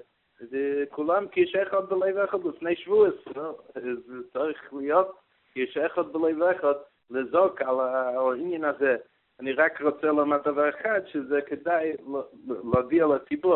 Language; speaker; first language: Hebrew; non-native, learner; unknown